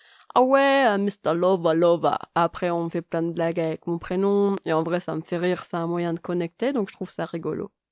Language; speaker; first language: French; native; French